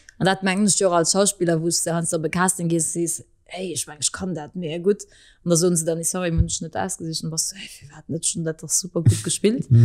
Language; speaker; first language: Luxembourgish; early bilingual, other home language; French